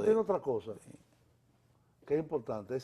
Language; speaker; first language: Spanish; native; Spanish